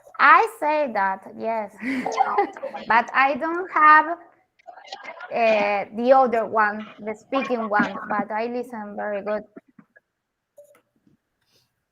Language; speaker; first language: English; non-native, learner; Spanish